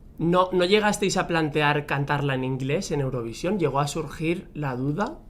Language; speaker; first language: Spanish; native; Spanish